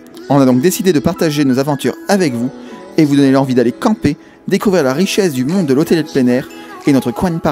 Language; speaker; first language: French; native; French